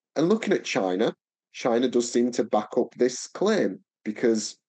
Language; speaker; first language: English; native; English